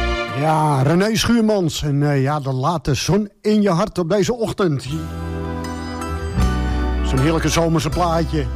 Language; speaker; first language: Dutch; native; Dutch